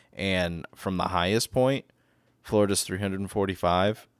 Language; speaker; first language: English; native; English